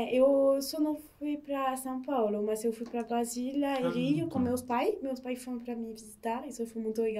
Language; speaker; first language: Portuguese; non-native, learner; French